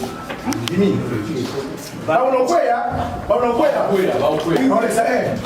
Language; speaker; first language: French; non-native, local second language; Lingala